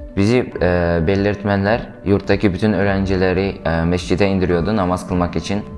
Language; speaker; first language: Turkish; non-native, fluent; Uyghur